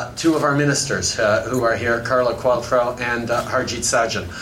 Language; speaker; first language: English; native; English